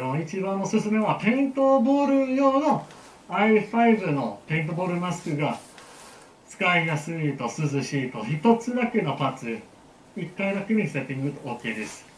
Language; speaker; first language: Japanese; non-native, learner; English